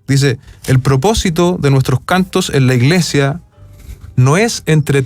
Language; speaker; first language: Spanish; native; Spanish